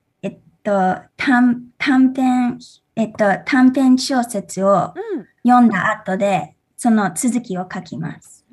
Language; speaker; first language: Japanese; early bilingual, heritage; English